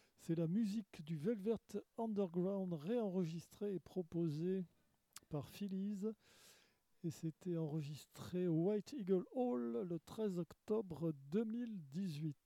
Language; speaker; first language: French; native; French